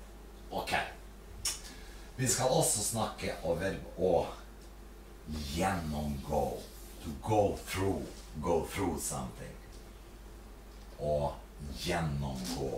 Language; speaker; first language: Norwegian; non-native, fluent; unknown